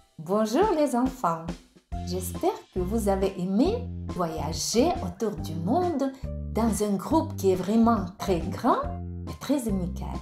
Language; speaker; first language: French; non-native, fluent; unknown